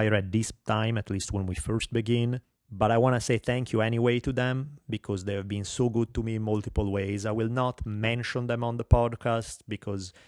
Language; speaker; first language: English; non-native, fluent; Italian